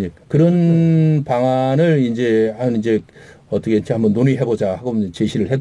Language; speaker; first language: Korean; native; Korean